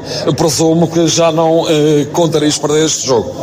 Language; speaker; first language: Portuguese; native; Portuguese